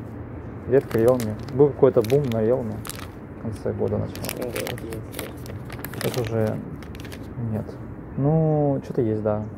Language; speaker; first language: Russian; native; Russian